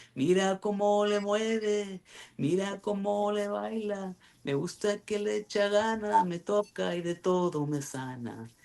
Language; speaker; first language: Spanish; early bilingual, other home language; English